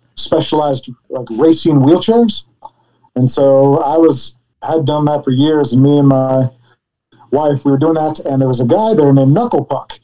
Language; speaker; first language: English; native; English